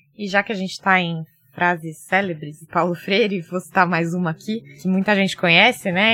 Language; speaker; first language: Portuguese; native; Portuguese